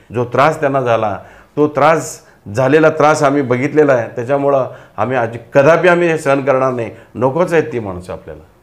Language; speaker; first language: Marathi; non-native, local second language; Telugu